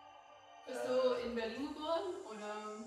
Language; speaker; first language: German; native; German